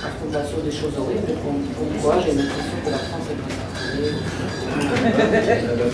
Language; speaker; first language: French; non-native, fluent; Armenian